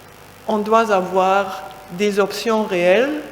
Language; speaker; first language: French; non-native, fluent; German